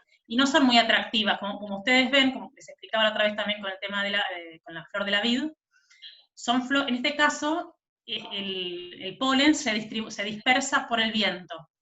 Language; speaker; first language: Spanish; native; Spanish